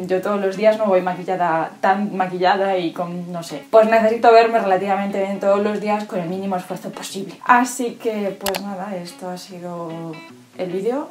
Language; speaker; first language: Spanish; native; Spanish